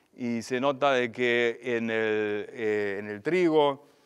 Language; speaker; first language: Spanish; non-native, fluent; German